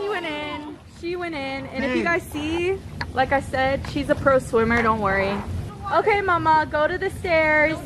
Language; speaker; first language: English; native; English